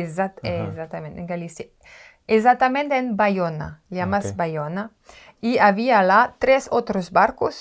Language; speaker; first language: Spanish; non-native, learner; French